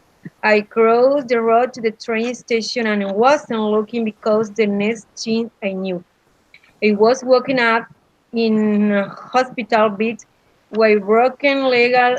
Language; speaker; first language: English; non-native, learner; Spanish